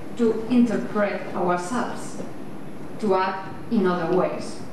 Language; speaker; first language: English; non-native, fluent; Spanish